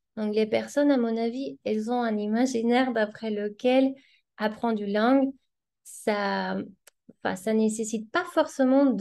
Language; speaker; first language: French; non-native, fluent; Spanish